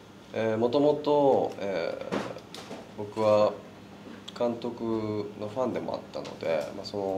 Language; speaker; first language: Japanese; native; Japanese